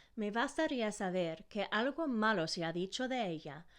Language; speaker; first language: Spanish; non-native, fluent; English